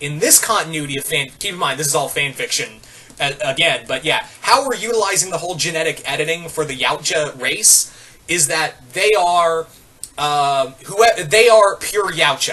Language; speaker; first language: English; native; English